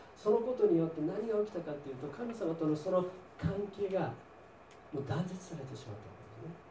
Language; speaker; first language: Japanese; native; Japanese